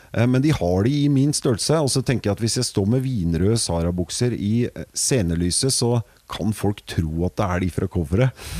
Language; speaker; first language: Norwegian; native; Norwegian